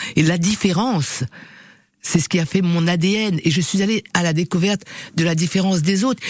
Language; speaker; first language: French; non-native, local second language; Réunion Creole French